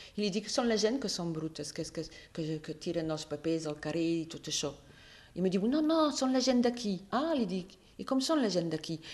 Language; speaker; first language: Catalan; non-native, local second language; French